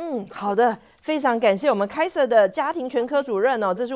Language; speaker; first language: Chinese; native; Chinese